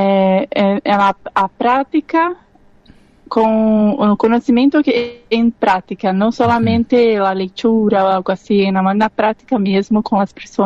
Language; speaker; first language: Spanish; non-native, learner; Portuguese